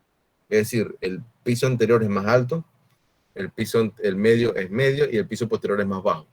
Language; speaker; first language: Spanish; native; Spanish